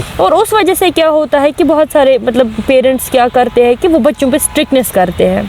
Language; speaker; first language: Urdu; non-native, local second language; Kashmiri